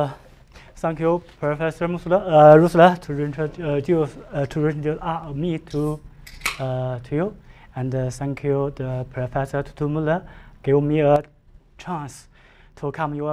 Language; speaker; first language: English; non-native, learner; Chinese